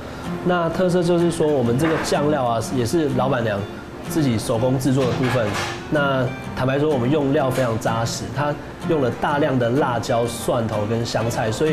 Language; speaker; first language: Chinese; native; Chinese